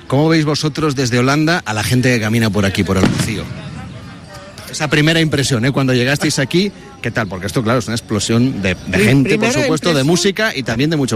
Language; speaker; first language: Spanish; native; Spanish